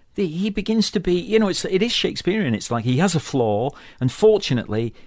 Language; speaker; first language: English; native; English